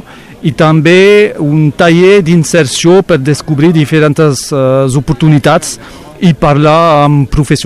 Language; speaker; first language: Catalan; non-native, local second language; French